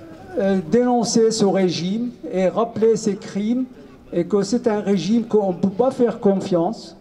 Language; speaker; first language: French; non-native, fluent; Arabic